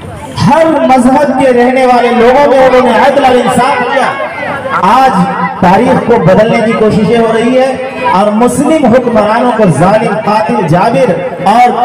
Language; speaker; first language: Urdu; native; Urdu